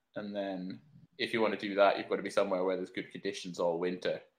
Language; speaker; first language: English; native; English